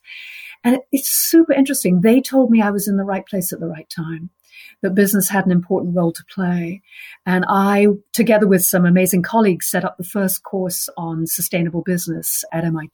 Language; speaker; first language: English; native; English